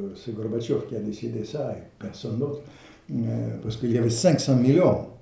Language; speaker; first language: French; non-native, fluent; Ukrainian